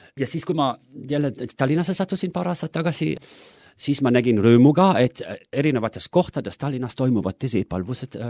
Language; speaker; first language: Estonian; non-native, fluent; German